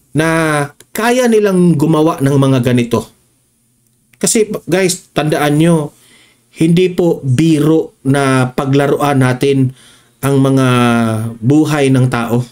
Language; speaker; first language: Filipino; non-native, local second language; Cebuano